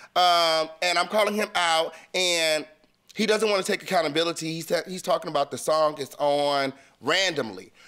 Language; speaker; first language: English; native; English